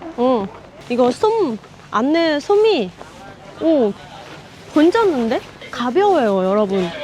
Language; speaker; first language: Korean; non-native, fluent; Vietnamese